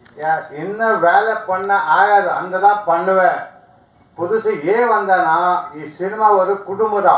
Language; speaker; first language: Tamil; non-native, learner; Kannada